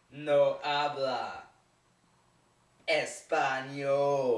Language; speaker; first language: Spanish; non-native, learner; English